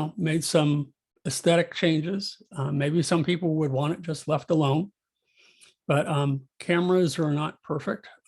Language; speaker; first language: English; native; English